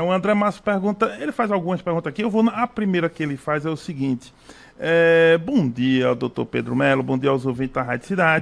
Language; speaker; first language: Portuguese; native; Portuguese